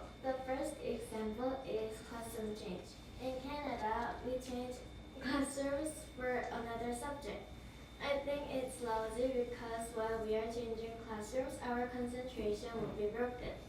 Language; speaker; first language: English; non-native, learner; Korean